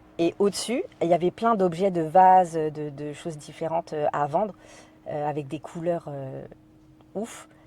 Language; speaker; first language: French; native; French